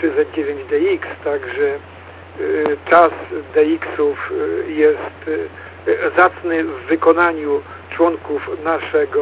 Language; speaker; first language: Polish; native; Polish